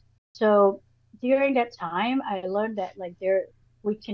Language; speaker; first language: English; non-native, local second language; Cantonese